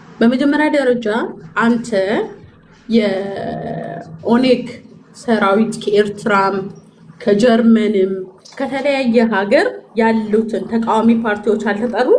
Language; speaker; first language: Amharic; native; Amharic